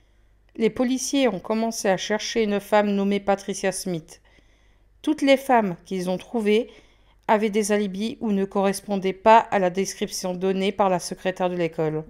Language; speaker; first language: French; native; French